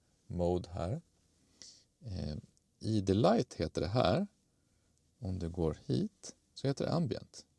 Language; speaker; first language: Swedish; native; Swedish